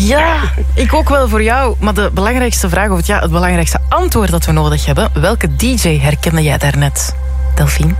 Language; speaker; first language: Dutch; native; Dutch